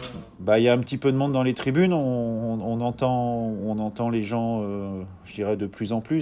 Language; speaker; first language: French; native; French